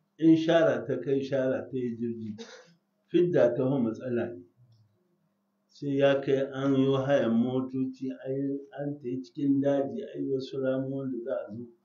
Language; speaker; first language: Hausa; native; Hausa